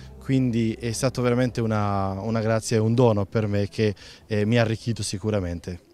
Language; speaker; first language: Italian; non-native, fluent; Spanish